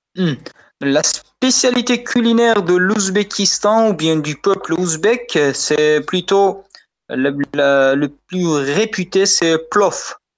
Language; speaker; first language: French; non-native, fluent; Uzbek